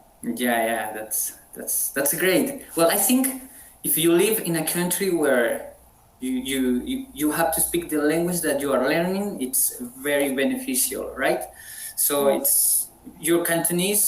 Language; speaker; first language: English; non-native, fluent; Spanish